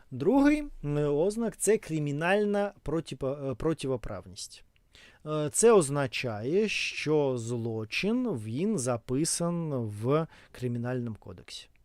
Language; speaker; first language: Ukrainian; non-native, local second language; Russian